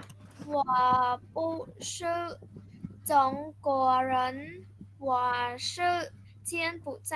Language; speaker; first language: Chinese; non-native, learner; Khmer